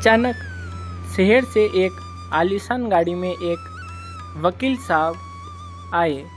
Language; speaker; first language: Hindi; native; Hindi